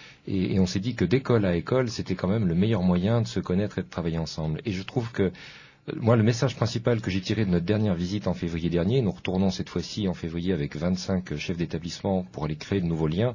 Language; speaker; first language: French; native; French